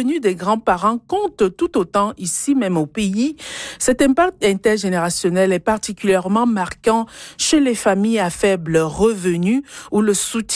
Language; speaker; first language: French; non-native, local second language; Ghomala